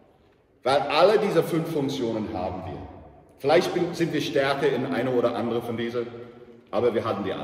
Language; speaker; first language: German; non-native, learner; English